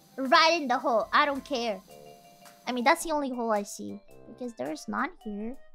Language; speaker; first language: English; non-native, fluent; Italian